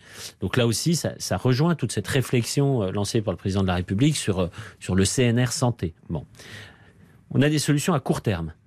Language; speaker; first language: French; native; French